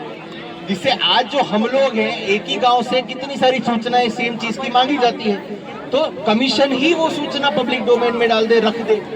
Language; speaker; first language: Hindi; native; Hindi